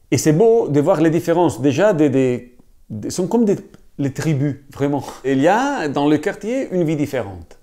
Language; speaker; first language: French; non-native, fluent; Italian